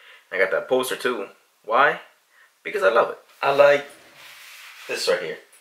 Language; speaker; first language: English; early bilingual, other home language; Spanish